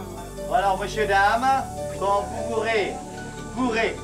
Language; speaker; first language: French; native; French